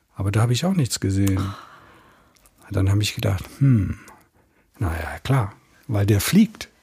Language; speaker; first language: German; non-native, fluent; English